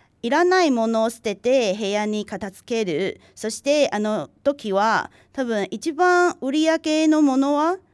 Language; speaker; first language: Japanese; non-native, fluent; Chinese